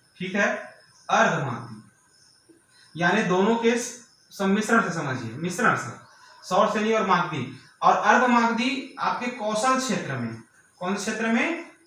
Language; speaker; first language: Hindi; native; Hindi